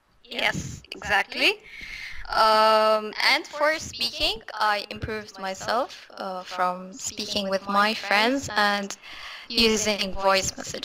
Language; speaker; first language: English; non-native, fluent; Arabic